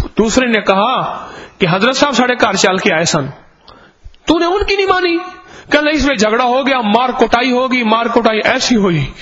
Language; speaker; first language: Urdu; non-native, local second language; Punjabi